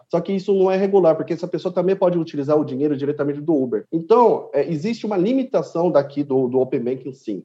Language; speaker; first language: Portuguese; early bilingual, other home language; Korean